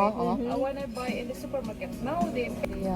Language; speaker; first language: English; non-native, fluent; Indonesian